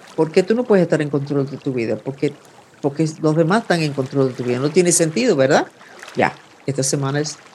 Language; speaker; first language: Spanish; non-native, fluent; English